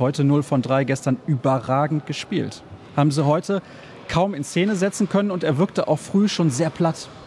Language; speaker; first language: German; native; German